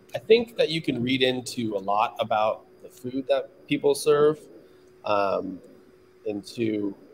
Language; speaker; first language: English; native; English